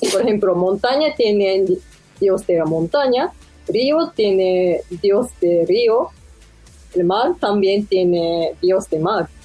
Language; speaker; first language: Spanish; non-native, learner; Japanese